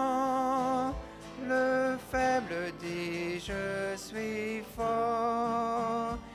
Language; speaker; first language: French; native; French